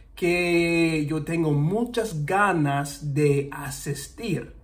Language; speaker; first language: Spanish; non-native, learner; English